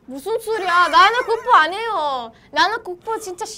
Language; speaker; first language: Korean; non-native, learner; Italian